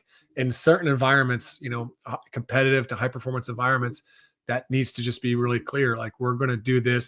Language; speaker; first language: English; native; English